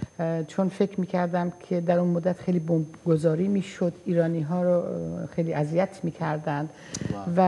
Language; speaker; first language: Persian; non-native, fluent; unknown